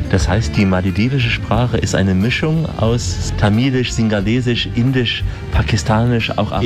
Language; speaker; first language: German; native; German